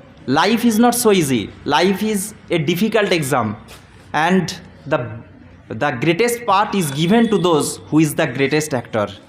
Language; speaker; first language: English; non-native, local second language; Bangla